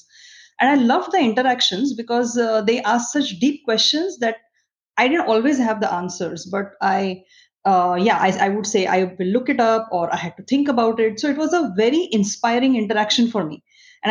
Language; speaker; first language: English; non-native, local second language; Marathi